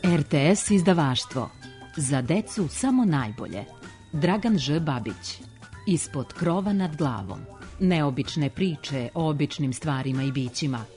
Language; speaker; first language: Serbian; native; Serbian